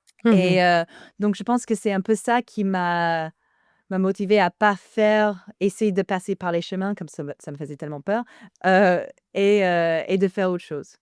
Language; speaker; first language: French; non-native, fluent; English